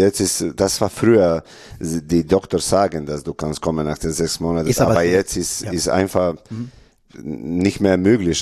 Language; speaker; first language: German; non-native, learner; Serbian